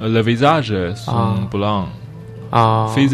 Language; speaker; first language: French; non-native, learner; Chinese